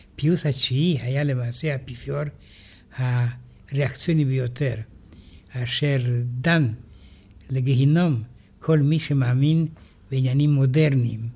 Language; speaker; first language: Hebrew; non-native, fluent; Romanian